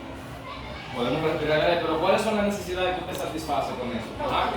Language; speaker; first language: Spanish; native; Spanish